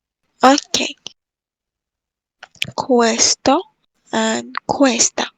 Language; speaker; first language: Italian; non-native, learner; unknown